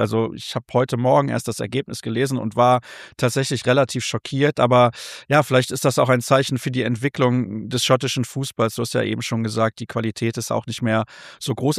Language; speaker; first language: German; native; German